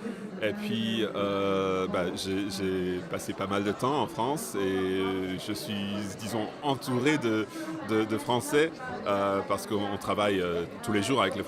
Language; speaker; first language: French; non-native, fluent; English